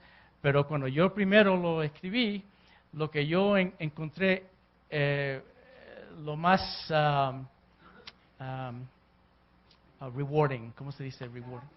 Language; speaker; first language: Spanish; early bilingual, heritage; Spanish